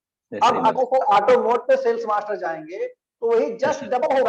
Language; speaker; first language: Hindi; native; Hindi